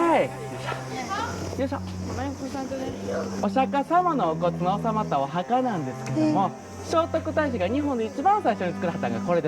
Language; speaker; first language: Japanese; native; Japanese